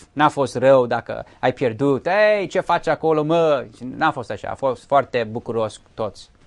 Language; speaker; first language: Romanian; early bilingual, heritage; Romanian